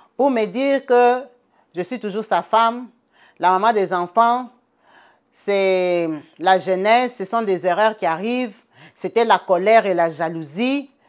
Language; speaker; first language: French; non-native, local second language; Lingala